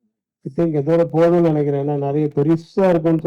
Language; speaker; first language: Tamil; native; Tamil